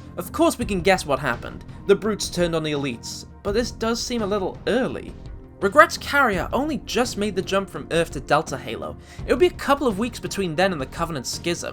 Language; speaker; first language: English; native; English